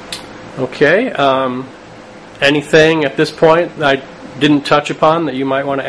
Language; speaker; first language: English; native; English